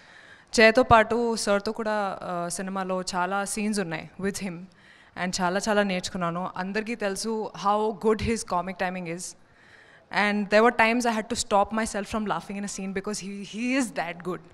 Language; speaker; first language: Telugu; non-native, learner; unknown